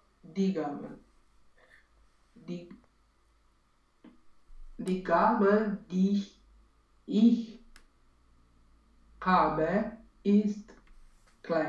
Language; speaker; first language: German; non-native, learner; Romanian